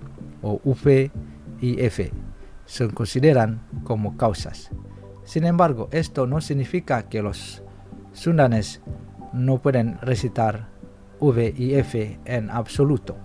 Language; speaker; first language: Spanish; non-native, fluent; Indonesian